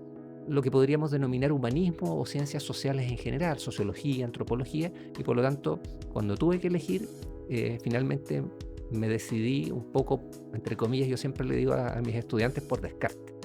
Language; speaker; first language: Spanish; native; Spanish